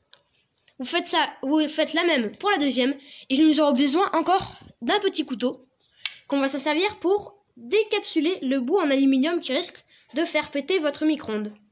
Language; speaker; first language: French; native; French